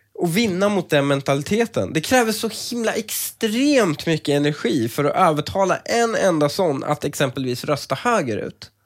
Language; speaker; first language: Swedish; early bilingual, other home language; Persian